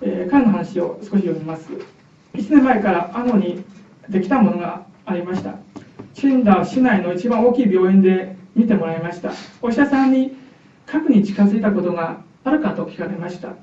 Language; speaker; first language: Japanese; non-native, fluent; Chinese